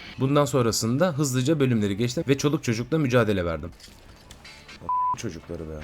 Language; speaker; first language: Turkish; native; Turkish